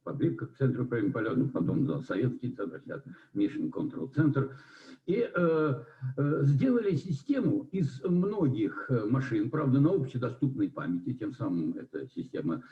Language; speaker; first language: Russian; native; Russian